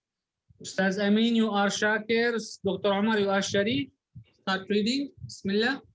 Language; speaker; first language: English; non-native, learner; Arabic